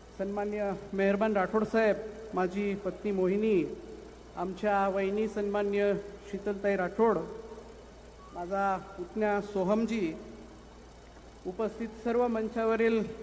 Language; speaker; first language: Marathi; non-native, local second language; Lambadi